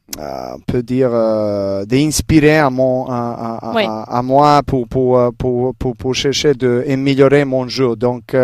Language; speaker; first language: French; non-native, learner; Serbian